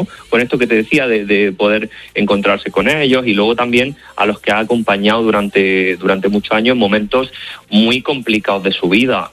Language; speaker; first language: Spanish; native; Spanish